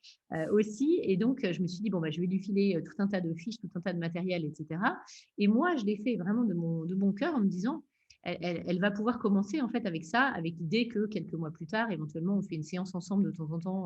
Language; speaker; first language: French; native; French